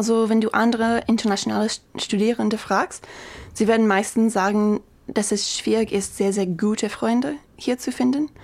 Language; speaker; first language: German; non-native, fluent; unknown